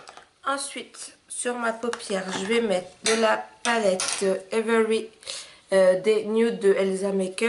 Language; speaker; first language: French; native; French